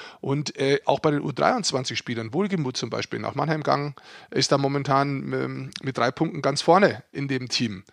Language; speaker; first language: German; native; German